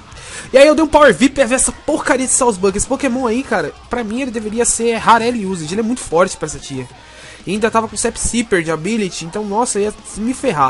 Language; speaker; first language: Portuguese; native; Portuguese